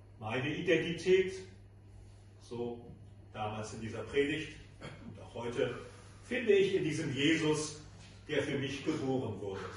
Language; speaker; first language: German; native; German